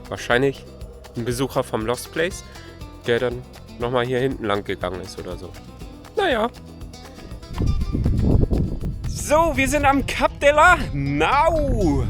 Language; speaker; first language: German; native; German